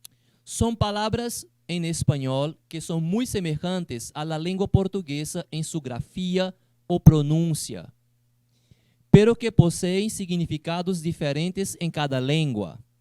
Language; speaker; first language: Spanish; non-native, fluent; Portuguese